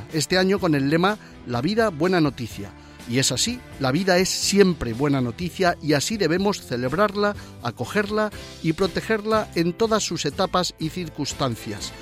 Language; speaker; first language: Spanish; native; Spanish